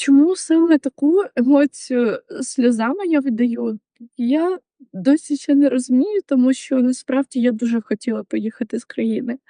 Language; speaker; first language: Ukrainian; native; Ukrainian